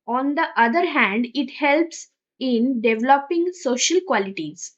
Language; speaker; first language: English; non-native, local second language; Bangla